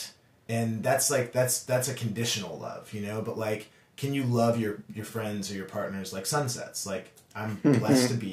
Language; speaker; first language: English; native; English